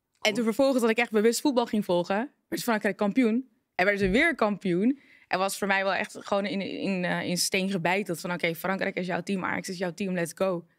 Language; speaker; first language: Dutch; native; Dutch